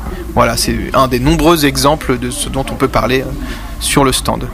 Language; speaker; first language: French; native; French